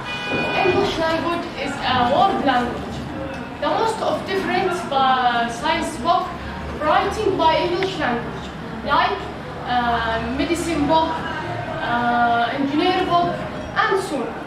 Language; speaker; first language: English; non-native, learner; Arabic